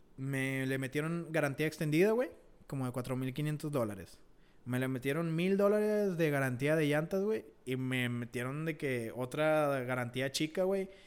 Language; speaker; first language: Spanish; early bilingual, heritage; Spanish